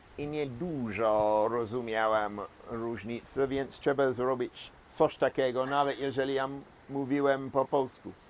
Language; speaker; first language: Polish; non-native, fluent; English